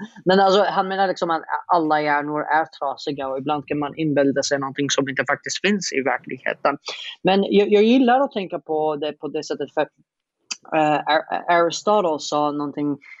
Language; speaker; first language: Swedish; non-native, fluent; Arabic